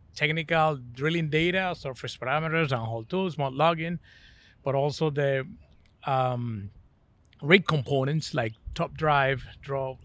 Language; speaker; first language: English; non-native, fluent; Spanish